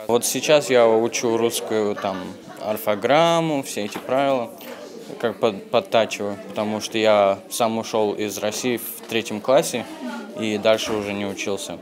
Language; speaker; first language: Russian; early bilingual, heritage; Russian